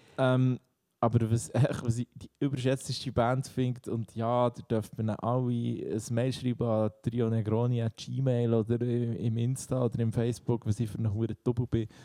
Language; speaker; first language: German; native; German